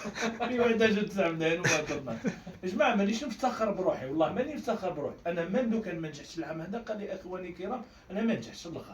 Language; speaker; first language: Arabic; native; Arabic